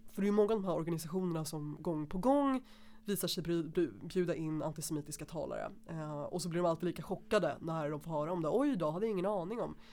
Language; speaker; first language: Swedish; native; Swedish